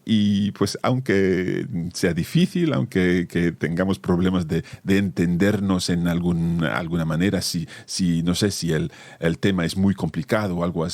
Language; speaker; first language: Spanish; non-native, fluent; English